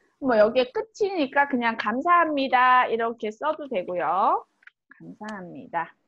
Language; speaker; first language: Korean; native; Korean